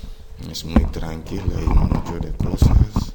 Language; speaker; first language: Spanish; non-native, learner; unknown